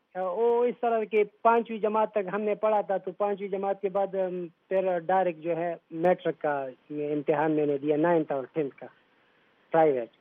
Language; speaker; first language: Urdu; non-native, local second language; Pashto